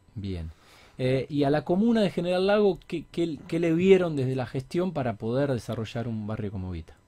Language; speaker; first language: Spanish; native; Spanish